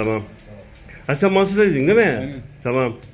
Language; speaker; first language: Turkish; native; Turkish